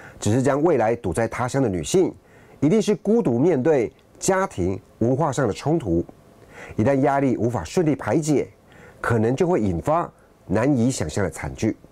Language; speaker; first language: Chinese; native; Chinese